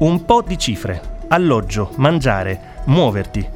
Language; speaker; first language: Italian; native; Italian